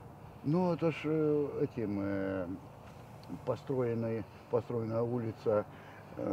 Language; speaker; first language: Russian; native; Russian